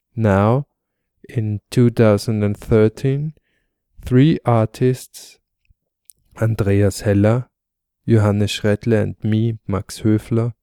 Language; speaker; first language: English; non-native, fluent; German